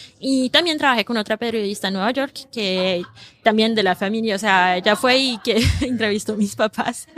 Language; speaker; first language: Spanish; early bilingual, heritage; Spanish